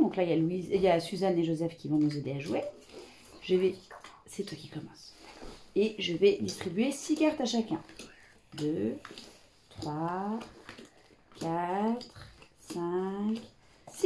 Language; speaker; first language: French; native; French